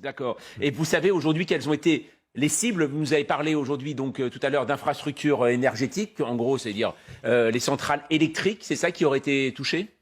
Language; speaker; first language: French; native; French